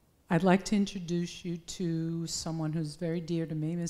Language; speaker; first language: English; native; English